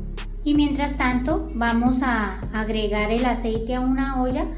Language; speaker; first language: Spanish; native; Spanish